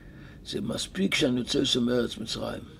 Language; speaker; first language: Hebrew; non-native, local second language; Yiddish